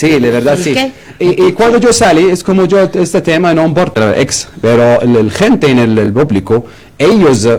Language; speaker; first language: Spanish; non-native, learner; Arabic